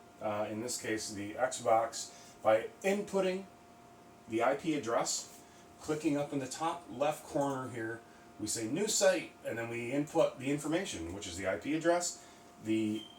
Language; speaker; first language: English; native; English